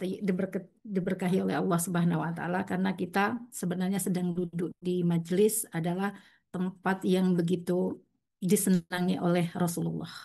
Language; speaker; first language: Indonesian; native; Indonesian